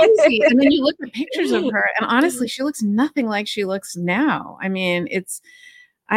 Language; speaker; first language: English; native; English